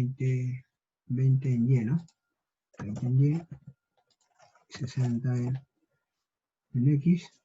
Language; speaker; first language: Spanish; native; Spanish